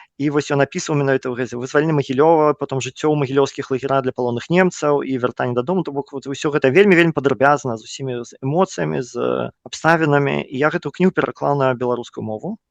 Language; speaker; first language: Belarusian; non-native, local second language; Russian